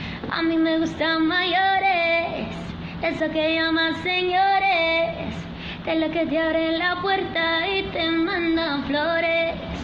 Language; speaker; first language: Spanish; early bilingual, heritage; Spanish